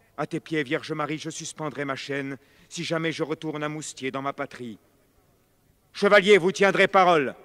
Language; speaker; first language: French; native; French